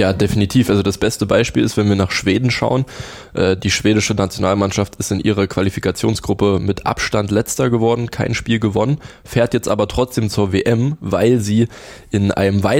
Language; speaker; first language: German; native; German